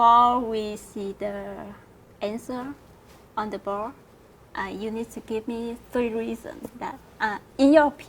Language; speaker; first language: English; non-native, learner; Vietnamese